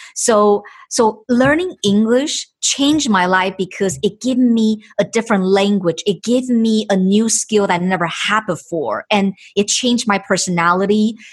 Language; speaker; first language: English; non-native, fluent; Chinese